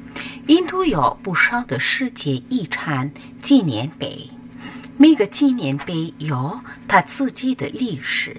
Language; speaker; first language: Chinese; non-native, learner; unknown